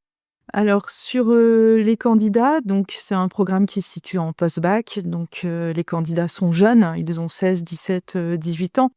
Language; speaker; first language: French; native; French